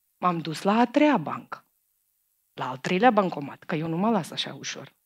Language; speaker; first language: Romanian; non-native, fluent; Macedonian